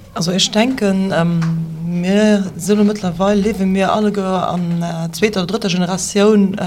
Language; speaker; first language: German; non-native, local second language; Luxembourgish